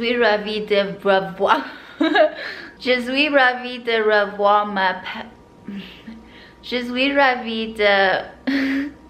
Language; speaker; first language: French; non-native, learner; English